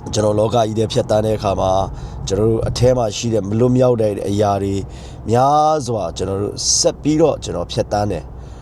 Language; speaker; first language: Burmese; non-native, local second language; Kachin